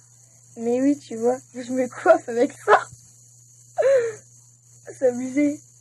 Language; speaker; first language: French; native; French